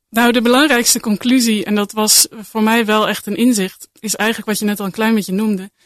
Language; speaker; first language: Dutch; native; Dutch